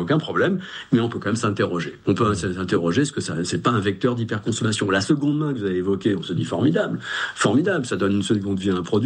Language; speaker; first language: French; native; French